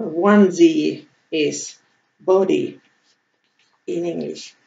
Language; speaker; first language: English; non-native, learner; Finnish